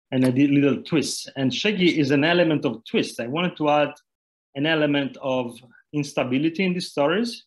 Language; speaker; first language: English; non-native, fluent; Italian